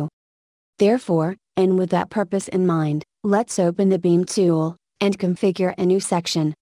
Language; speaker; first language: English; non-native, fluent; Spanish